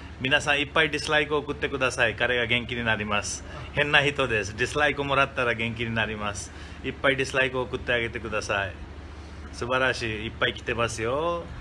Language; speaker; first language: Japanese; non-native, fluent; Hindi